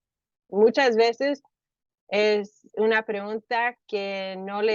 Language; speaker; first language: Spanish; early bilingual, heritage; Spanish